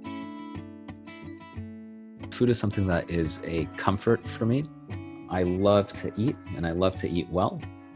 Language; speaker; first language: English; native; English